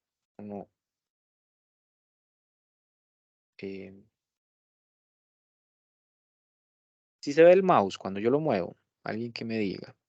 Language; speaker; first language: Spanish; native; Spanish